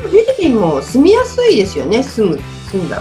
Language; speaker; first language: Japanese; native; Japanese